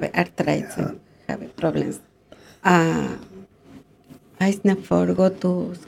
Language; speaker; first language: English; non-native, learner; Spanish